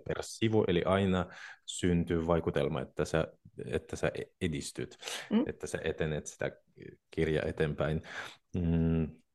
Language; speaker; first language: Finnish; non-native, fluent; Russian